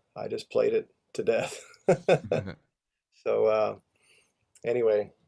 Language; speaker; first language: English; native; English